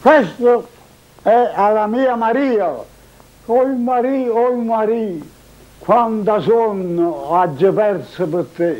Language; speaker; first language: Italian; native; Italian